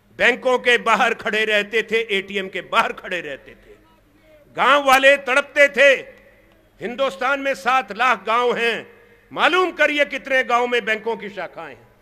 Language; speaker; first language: Hindi; native; Hindi